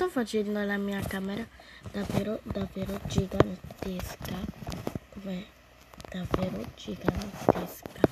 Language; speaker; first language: Italian; early bilingual, other home language; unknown